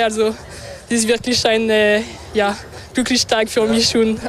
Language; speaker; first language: German; non-native, local second language; French